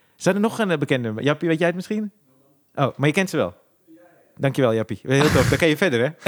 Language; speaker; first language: Dutch; native; Dutch